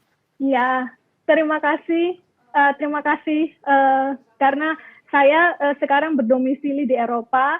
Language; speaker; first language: Indonesian; non-native, local second language; Javanese